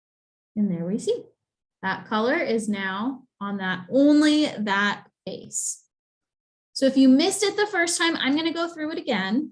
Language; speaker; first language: English; native; English